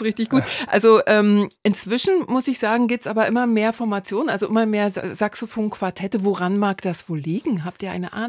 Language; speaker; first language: German; native; German